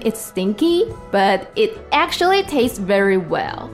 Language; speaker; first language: English; non-native, fluent; Chinese